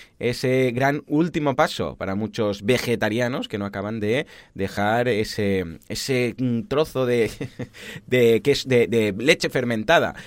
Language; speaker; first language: Spanish; native; Spanish